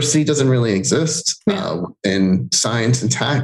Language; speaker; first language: English; non-native, fluent; Spanish